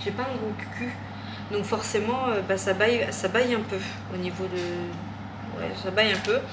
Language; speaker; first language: French; native; French